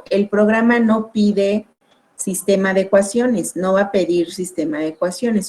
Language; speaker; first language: Spanish; native; Spanish